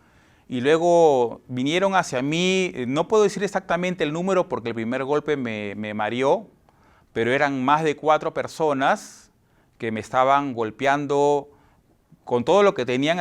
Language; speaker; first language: Spanish; native; Spanish